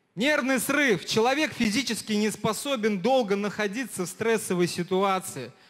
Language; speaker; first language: Russian; native; Russian